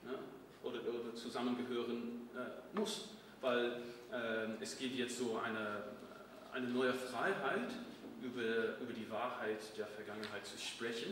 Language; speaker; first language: German; non-native, fluent; English